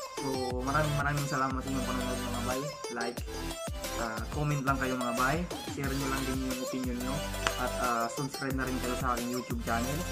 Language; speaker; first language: Filipino; non-native, local second language; Cebuano